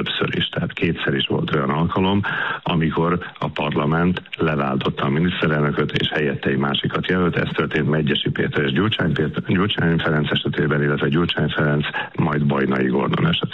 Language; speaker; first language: Hungarian; native; Hungarian